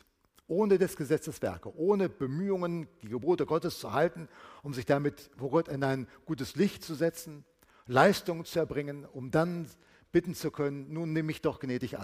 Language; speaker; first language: German; native; German